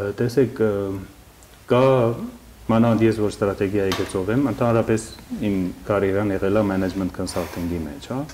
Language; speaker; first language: Armenian; early bilingual, heritage; Armenian